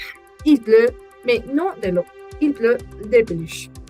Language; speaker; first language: French; non-native, learner; Spanish